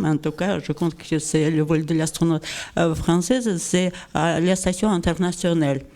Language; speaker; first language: French; non-native, learner; Russian